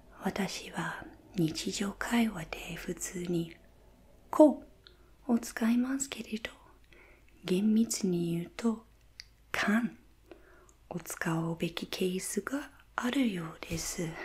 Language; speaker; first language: Japanese; non-native, fluent; English